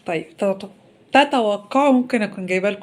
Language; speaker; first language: Arabic; native; Arabic